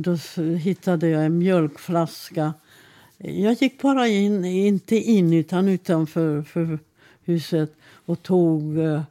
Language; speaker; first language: Swedish; non-native, fluent; Hungarian